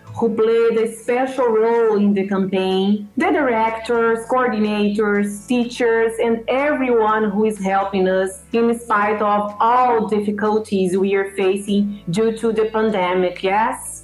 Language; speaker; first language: English; non-native, fluent; Portuguese